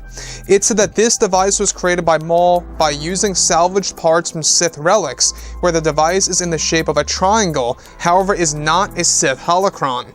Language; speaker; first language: English; native; English